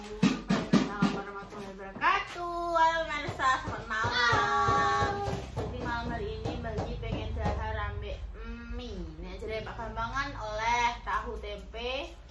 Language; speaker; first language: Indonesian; non-native, local second language; Javanese